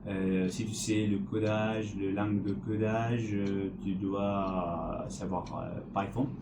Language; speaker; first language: French; non-native, learner; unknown